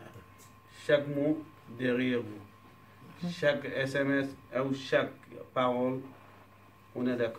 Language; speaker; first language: French; non-native, learner; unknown